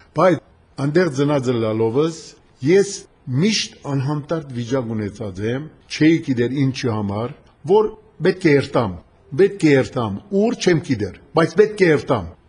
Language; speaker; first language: Armenian; early bilingual, heritage; Armenian